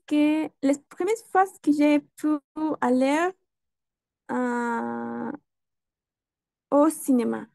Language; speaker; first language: French; non-native, learner; Spanish